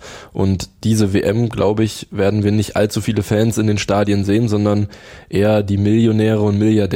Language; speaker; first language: German; native; German